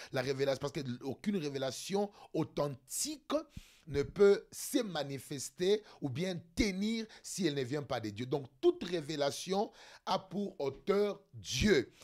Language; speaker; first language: French; non-native, local second language; Lingala